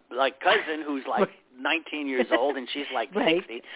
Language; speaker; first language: English; native; English